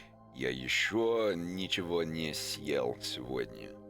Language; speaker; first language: Russian; non-native, learner; English